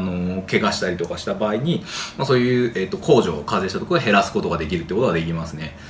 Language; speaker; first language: Japanese; native; Japanese